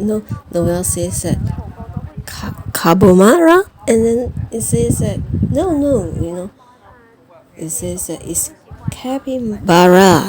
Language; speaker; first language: English; non-native, fluent; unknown